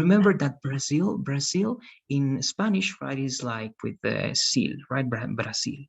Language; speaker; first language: English; non-native, fluent; Spanish